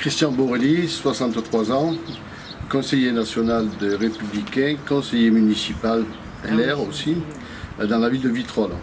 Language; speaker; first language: French; native; French